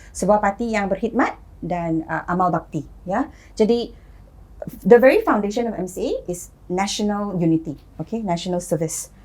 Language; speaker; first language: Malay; non-native, local second language; Chinese